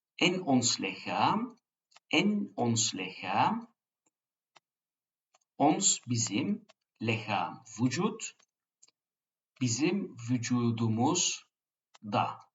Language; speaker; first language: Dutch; non-native, fluent; Turkish